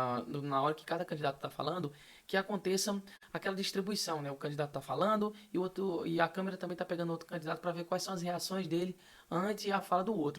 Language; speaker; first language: Portuguese; native; Portuguese